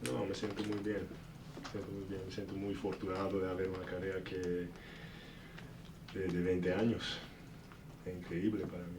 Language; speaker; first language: Spanish; early bilingual, heritage; English